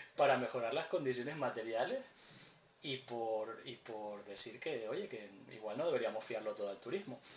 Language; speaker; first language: Spanish; native; Spanish